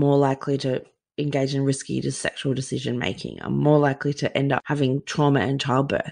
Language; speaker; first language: English; native; English